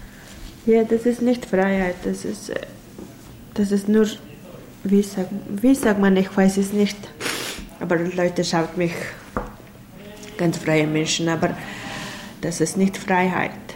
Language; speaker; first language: German; non-native, learner; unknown